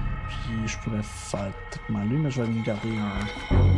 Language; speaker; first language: French; native; French